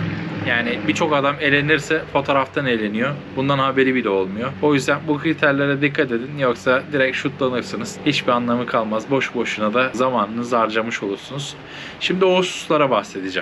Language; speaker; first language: Turkish; native; Turkish